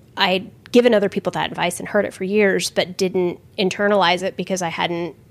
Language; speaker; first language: English; native; English